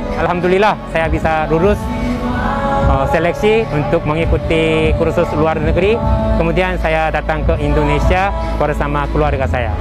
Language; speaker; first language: Indonesian; non-native, fluent; Korean